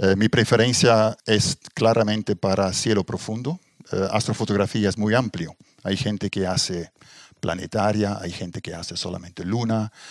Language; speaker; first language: Spanish; non-native, fluent; Dutch